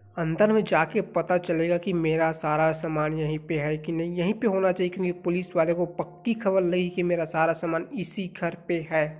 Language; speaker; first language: Hindi; native; Hindi